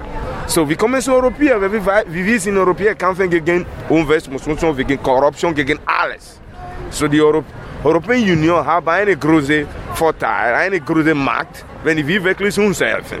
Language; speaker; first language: German; non-native, learner; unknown